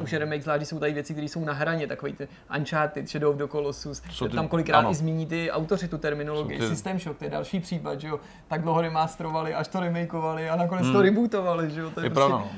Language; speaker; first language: Czech; native; Czech